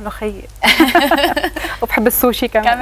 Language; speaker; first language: Arabic; native; Arabic